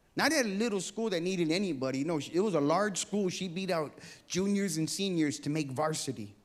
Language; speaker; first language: English; native; English